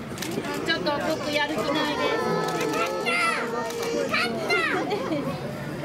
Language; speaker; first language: Japanese; native; Japanese